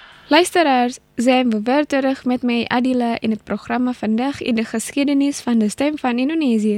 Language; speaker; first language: Dutch; non-native, learner; Indonesian